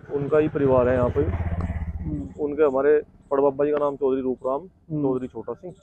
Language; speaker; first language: Hindi; native; Hindi